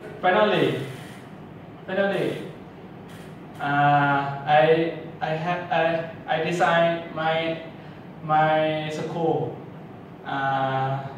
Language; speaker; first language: English; non-native, learner; Thai